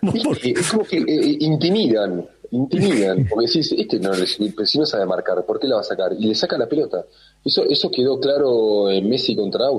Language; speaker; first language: Spanish; native; Spanish